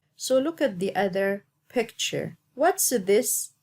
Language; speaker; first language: English; non-native, learner; Arabic